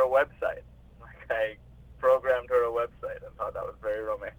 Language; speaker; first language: English; non-native, local second language; Hindi